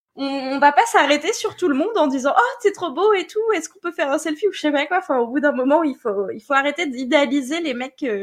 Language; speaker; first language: French; native; French